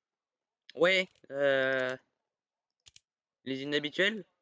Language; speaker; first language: French; native; French